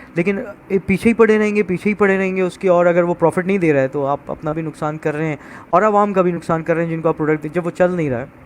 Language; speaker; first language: Urdu; native; Urdu